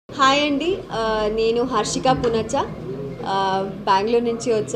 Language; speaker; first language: Telugu; non-native, local second language; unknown